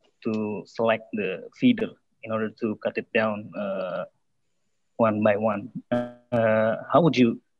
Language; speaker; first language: English; non-native, fluent; Indonesian